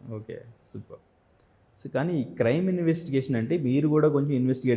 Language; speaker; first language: Telugu; native; Telugu